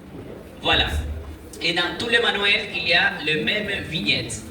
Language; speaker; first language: French; non-native, fluent; Spanish